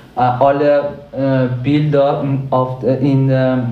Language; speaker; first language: German; non-native, learner; Persian